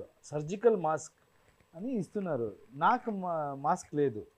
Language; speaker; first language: Telugu; non-native, fluent; Kannada